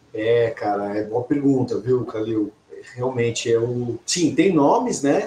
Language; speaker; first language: Portuguese; native; Portuguese